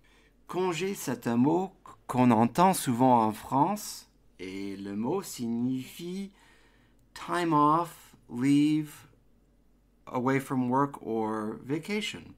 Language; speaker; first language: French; non-native, fluent; English